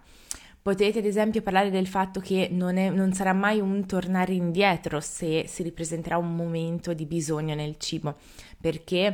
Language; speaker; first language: Italian; native; Italian